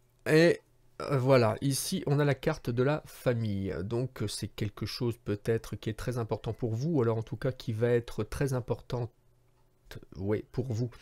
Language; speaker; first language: French; native; French